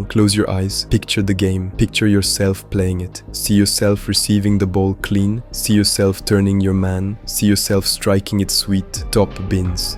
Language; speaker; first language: English; native; English